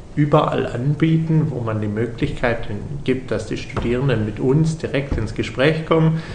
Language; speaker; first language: German; native; German